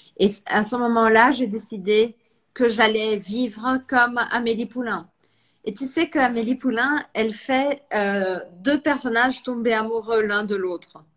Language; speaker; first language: French; non-native, fluent; Portuguese